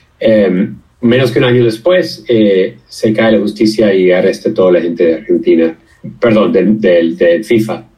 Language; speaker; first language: Spanish; non-native, fluent; English